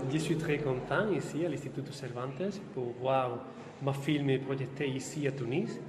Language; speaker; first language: French; non-native, learner; Spanish